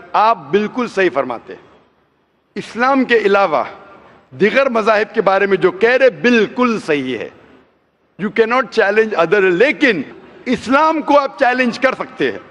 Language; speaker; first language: Hindi; non-native, local second language; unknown